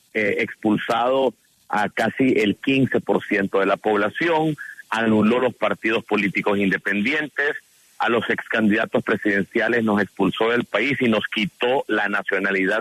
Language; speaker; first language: Spanish; native; Spanish